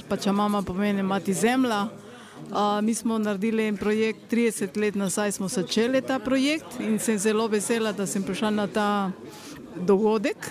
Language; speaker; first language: Slovenian; non-native, fluent; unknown